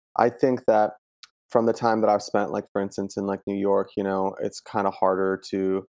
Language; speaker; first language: English; early bilingual, other home language; Italian